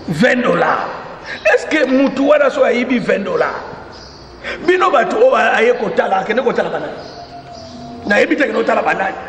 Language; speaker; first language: Lingala; native; Lingala